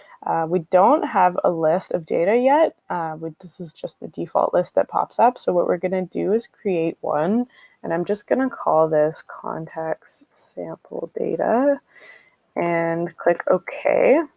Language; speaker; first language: English; native; English